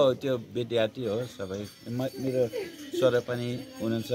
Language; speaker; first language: Nepali; non-native, fluent; English